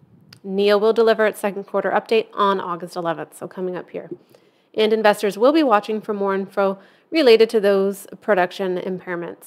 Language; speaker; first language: English; native; English